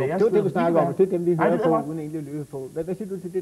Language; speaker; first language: Danish; native; Danish